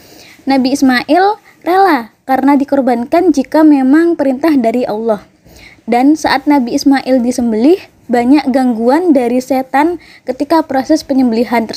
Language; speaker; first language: Indonesian; native; Indonesian